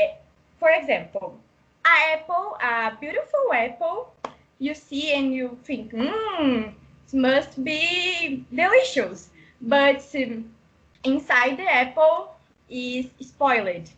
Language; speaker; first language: English; non-native, learner; Portuguese